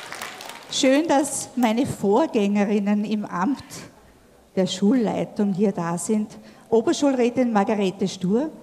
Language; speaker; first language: German; native; German